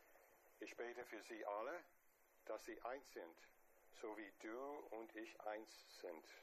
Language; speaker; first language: German; non-native, fluent; English